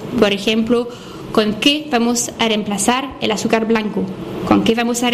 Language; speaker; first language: Spanish; non-native, fluent; French